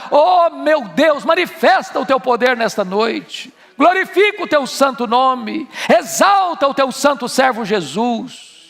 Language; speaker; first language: Portuguese; native; Portuguese